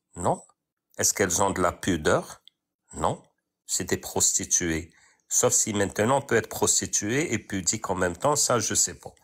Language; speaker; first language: French; non-native, local second language; Arabic